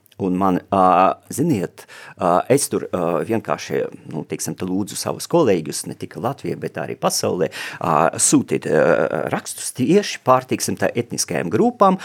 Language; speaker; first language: Latvian; non-native, local second language; Russian